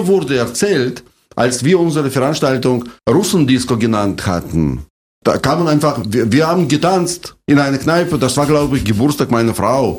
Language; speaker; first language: German; non-native, fluent; Russian